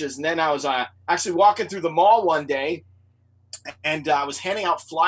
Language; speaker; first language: English; native; English